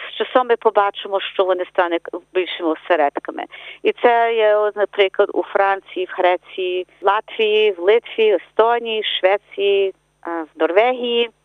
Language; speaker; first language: Ukrainian; early bilingual, heritage; Ukrainian